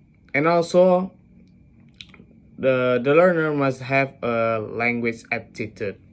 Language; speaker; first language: English; non-native, learner; Indonesian